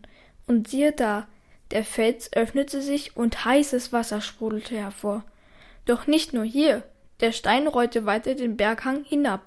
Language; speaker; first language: German; native; German